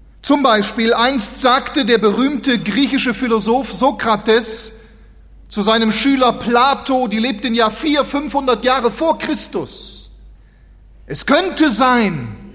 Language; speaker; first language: German; native; German